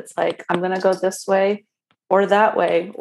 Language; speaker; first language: English; non-native, fluent; Romanian